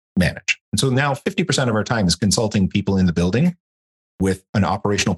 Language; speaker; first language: English; native; English